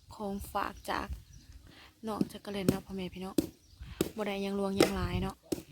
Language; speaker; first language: Thai; native; Thai